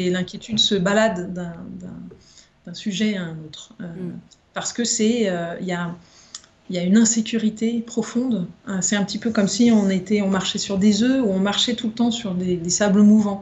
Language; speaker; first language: French; native; French